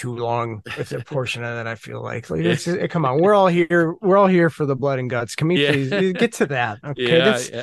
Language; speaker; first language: English; native; English